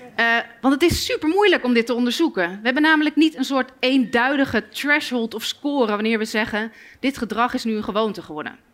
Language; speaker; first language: Dutch; native; Dutch